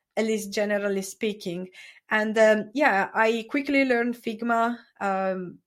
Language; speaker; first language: English; non-native, fluent; Italian